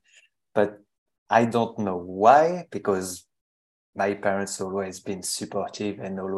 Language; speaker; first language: English; non-native, learner; French